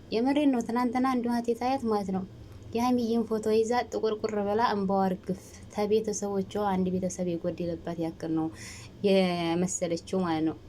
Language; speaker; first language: Amharic; native; Amharic